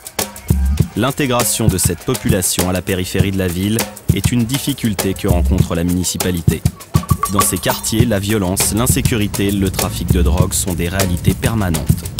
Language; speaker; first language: French; native; French